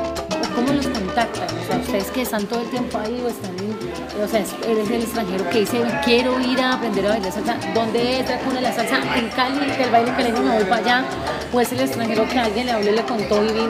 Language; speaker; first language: Spanish; native; Spanish